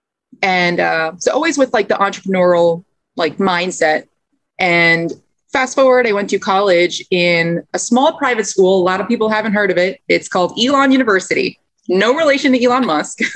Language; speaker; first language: English; native; English